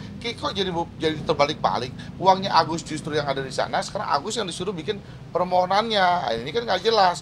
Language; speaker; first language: Indonesian; native; Indonesian